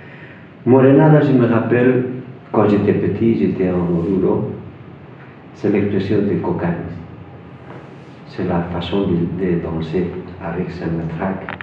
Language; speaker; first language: French; non-native, fluent; Spanish